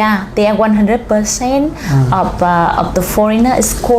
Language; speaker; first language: English; non-native, learner; Vietnamese